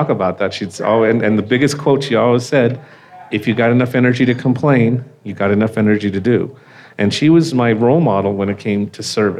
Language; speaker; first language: English; native; English